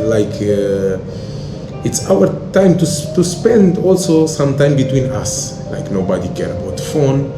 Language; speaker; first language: English; non-native, local second language; Kabuverdianu